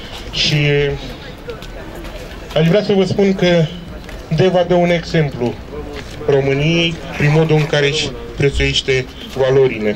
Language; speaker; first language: Romanian; native; Romanian